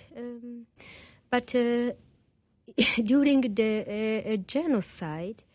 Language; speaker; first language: English; non-native, learner; Kinyarwanda